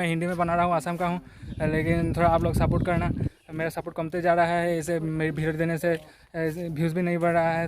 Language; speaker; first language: Hindi; non-native, local second language; Assamese